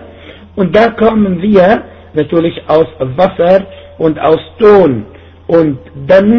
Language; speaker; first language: German; non-native, fluent; Arabic